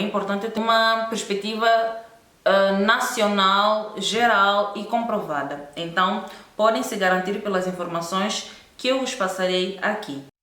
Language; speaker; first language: Portuguese; native; Portuguese